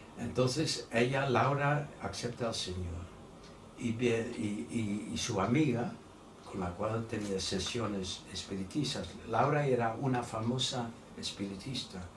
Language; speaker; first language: Spanish; non-native, fluent; Dutch